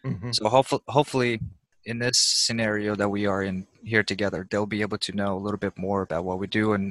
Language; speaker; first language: English; early bilingual, other home language; Russian